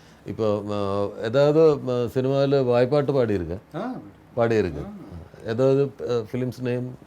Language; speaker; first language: Tamil; non-native, fluent; Malayalam